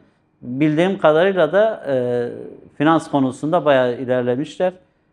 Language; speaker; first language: Turkish; native; Turkish